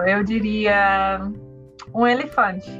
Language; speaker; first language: Portuguese; non-native, learner; English